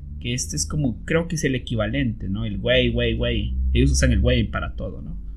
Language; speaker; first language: Spanish; native; Spanish